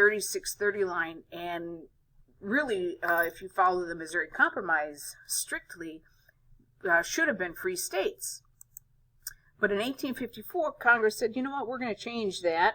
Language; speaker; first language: English; native; English